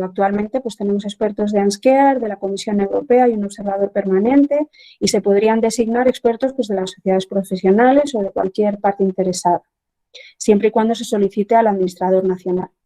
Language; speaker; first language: Spanish; native; Spanish